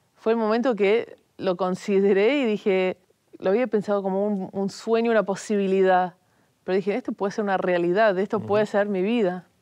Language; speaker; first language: Spanish; native; Spanish